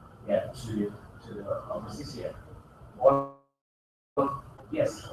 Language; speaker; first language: English; non-native, learner; Indonesian